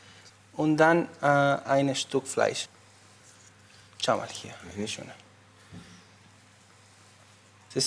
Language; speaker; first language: German; non-native, learner; Spanish